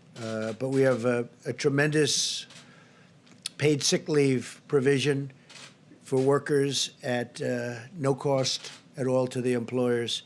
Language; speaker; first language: English; native; English